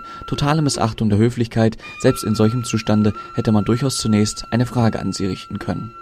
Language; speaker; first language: German; native; German